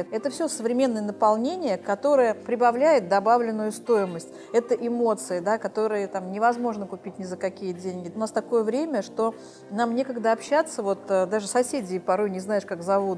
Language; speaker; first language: Russian; native; Russian